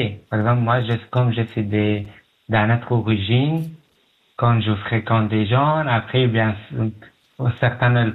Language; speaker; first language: French; non-native, learner; Pashto